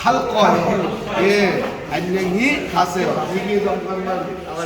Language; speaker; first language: Korean; non-native, learner; Bangla